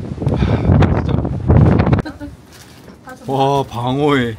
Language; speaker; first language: Korean; native; Korean